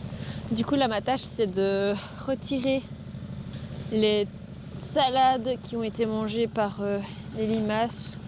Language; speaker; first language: French; native; French